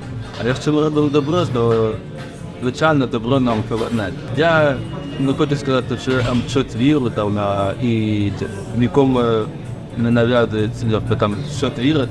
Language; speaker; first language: Ukrainian; native; Ukrainian